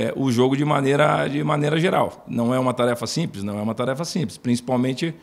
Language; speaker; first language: Portuguese; native; Portuguese